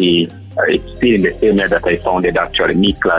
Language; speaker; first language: English; non-native, local second language; Kinyarwanda